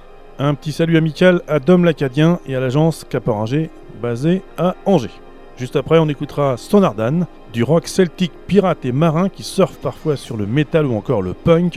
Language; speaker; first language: French; native; French